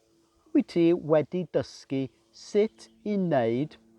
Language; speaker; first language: Welsh; non-native, fluent; English